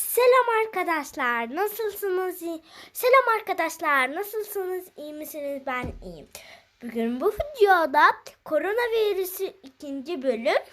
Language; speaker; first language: Turkish; early bilingual, heritage; Turkish